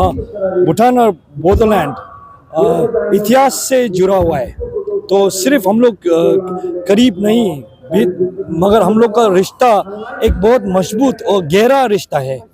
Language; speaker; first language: Hindi; non-native, fluent; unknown